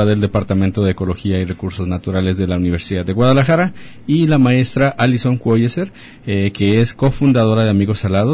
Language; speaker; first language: Spanish; native; Spanish